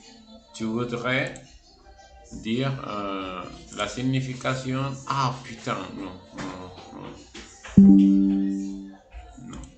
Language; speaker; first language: French; non-native, fluent; Spanish